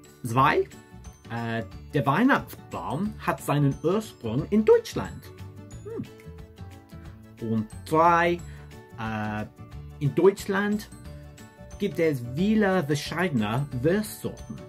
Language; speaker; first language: German; non-native, learner; English